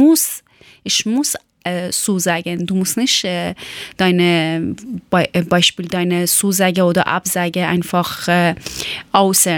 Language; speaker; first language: German; non-native, learner; Persian